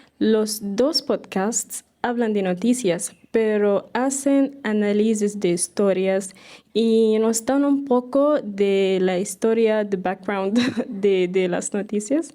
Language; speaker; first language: Spanish; non-native, fluent; Arabic